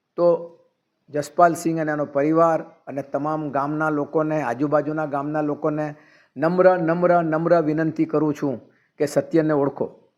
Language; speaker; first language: Gujarati; native; Gujarati